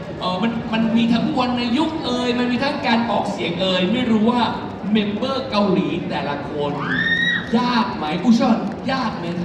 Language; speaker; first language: Thai; native; Thai